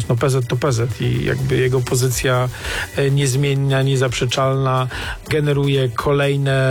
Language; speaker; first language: Polish; native; Polish